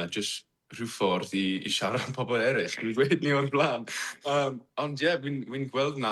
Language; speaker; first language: Welsh; non-native, learner; English